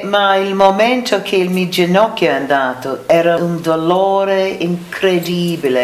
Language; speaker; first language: Italian; non-native, learner; English